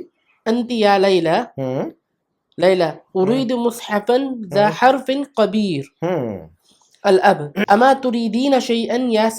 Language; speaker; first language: Arabic; non-native, learner; Urdu